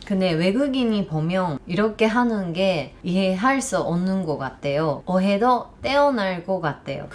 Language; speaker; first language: Korean; non-native, learner; Japanese